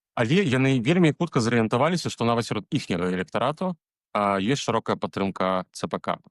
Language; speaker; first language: Belarusian; native; Belarusian